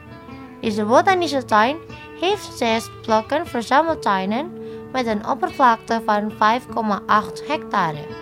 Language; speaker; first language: Dutch; non-native, fluent; Indonesian